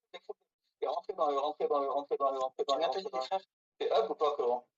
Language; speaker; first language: French; native; French